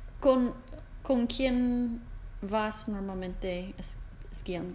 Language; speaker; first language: Spanish; non-native, learner; English